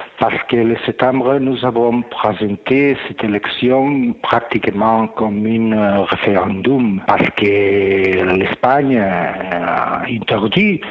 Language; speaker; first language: French; non-native, learner; Catalan